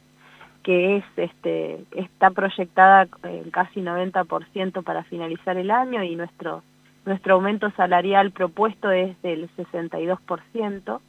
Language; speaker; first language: Spanish; native; Spanish